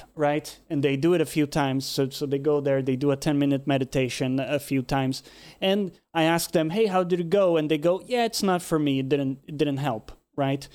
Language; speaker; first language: English; non-native, fluent; Portuguese